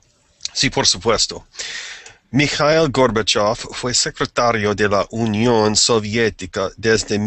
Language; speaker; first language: Spanish; non-native, fluent; English